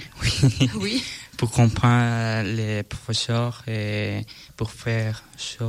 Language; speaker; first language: French; non-native, learner; Spanish